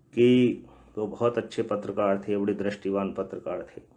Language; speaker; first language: Hindi; native; Hindi